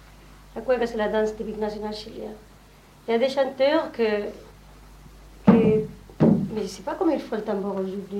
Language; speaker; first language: French; non-native, learner; Spanish